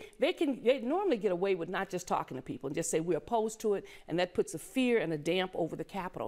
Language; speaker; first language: English; native; English